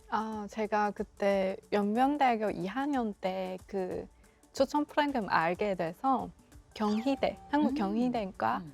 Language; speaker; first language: Korean; non-native, local second language; Chinese